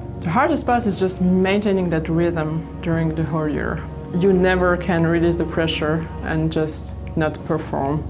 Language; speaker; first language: English; non-native, fluent; French